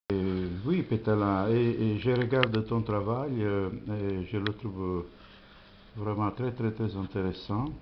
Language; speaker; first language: French; non-native, fluent; Italian